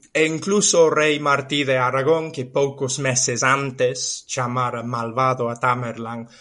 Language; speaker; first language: Galician; non-native, fluent; English